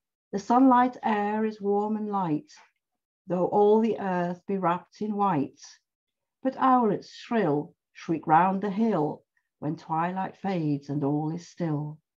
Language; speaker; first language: English; native; English